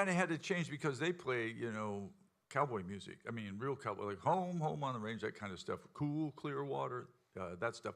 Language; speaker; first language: English; native; English